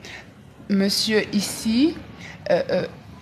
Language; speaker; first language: French; native; French